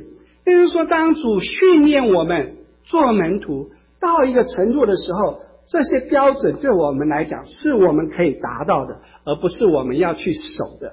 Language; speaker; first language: Chinese; native; Chinese